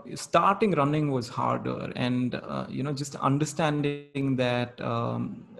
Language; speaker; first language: English; non-native, local second language; Kannada